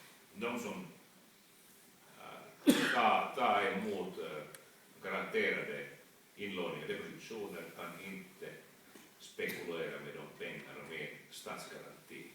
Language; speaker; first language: Swedish; non-native, fluent; Finnish